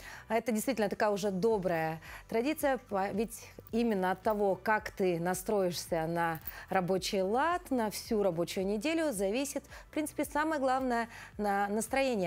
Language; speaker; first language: Russian; native; Russian